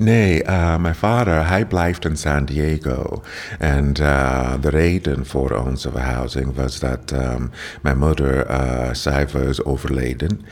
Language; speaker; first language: Dutch; non-native, learner; English